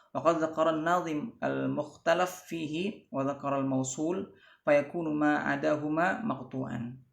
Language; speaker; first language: Arabic; non-native, fluent; Indonesian